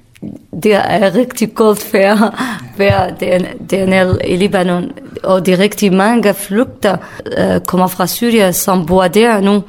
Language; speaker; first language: Danish; non-native, learner; Kurdish